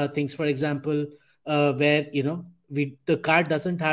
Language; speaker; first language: English; non-native, local second language; Hindi